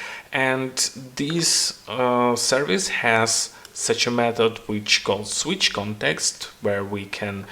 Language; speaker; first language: English; non-native, fluent; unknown